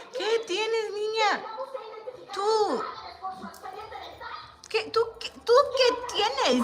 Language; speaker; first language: Spanish; non-native, learner; English